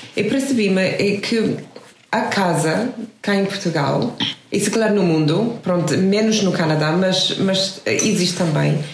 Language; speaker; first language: Portuguese; non-native, fluent; English